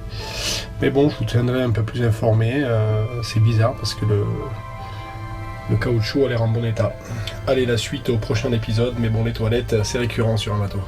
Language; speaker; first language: French; native; French